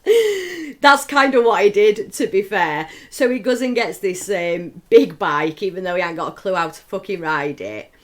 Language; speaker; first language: English; native; English